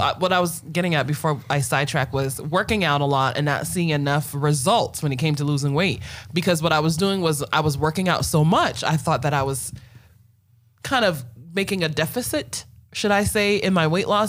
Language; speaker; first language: English; native; English